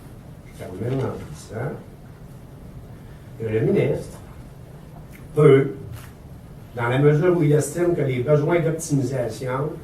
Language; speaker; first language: French; native; French